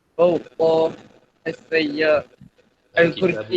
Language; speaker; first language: Arabic; non-native, learner; Malay